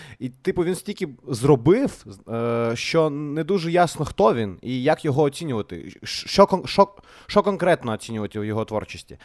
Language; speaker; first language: Ukrainian; non-native, local second language; Russian